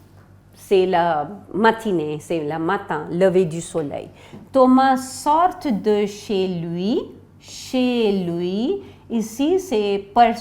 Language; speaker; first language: French; non-native, fluent; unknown